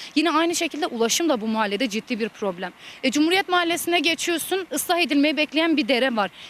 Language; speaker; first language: Turkish; native; Turkish